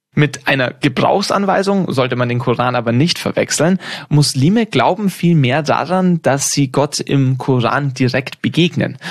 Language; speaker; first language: German; native; German